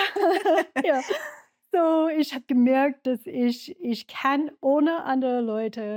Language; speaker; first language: German; non-native, fluent; English